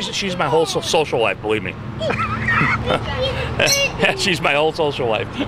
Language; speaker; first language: English; native; English